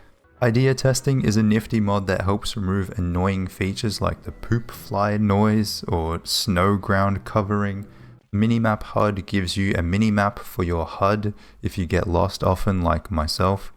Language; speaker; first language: English; native; English